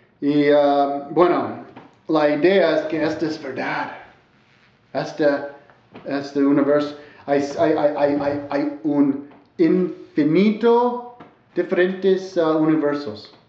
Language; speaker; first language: Spanish; non-native, learner; English